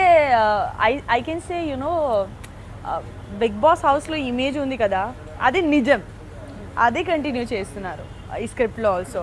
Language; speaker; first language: Telugu; non-native, local second language; Gujarati